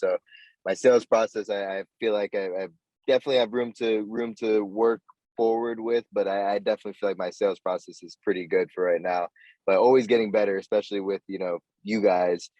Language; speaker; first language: English; native; English